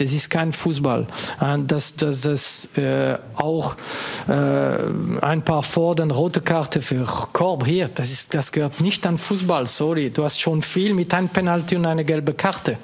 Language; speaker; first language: German; non-native, fluent; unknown